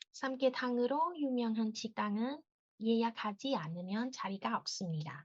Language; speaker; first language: Korean; non-native, fluent; Thai